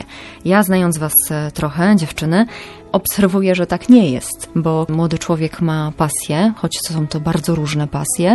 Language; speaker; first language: Polish; native; Polish